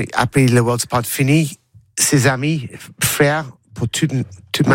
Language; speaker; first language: French; non-native, learner; English